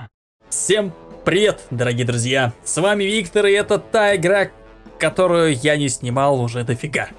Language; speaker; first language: Russian; native; Russian